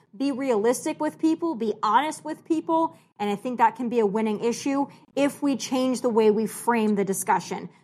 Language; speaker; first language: English; native; English